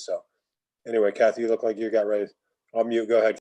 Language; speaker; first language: English; native; English